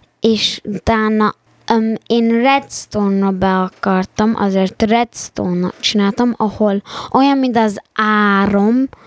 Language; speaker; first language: Hungarian; early bilingual, heritage; Hungarian